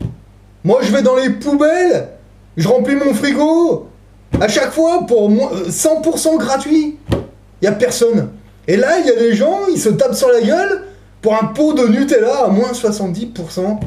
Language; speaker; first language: French; native; French